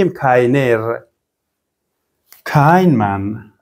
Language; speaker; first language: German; non-native, fluent; Persian